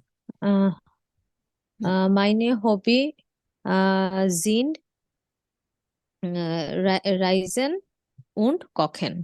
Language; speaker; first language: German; non-native, learner; Bangla